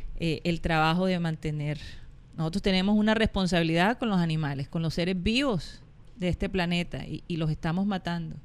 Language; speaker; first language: Spanish; native; Spanish